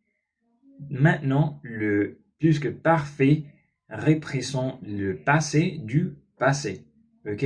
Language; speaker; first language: French; non-native, learner; Spanish